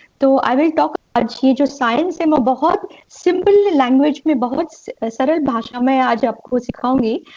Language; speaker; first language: Hindi; non-native, local second language; Gujarati